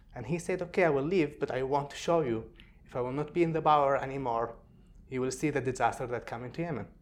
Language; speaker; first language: English; non-native, fluent; Arabic